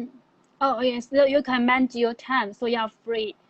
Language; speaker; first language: English; non-native, learner; Chinese